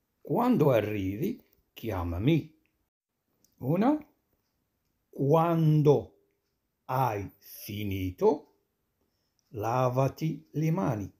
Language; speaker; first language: Italian; non-native, fluent; Arabic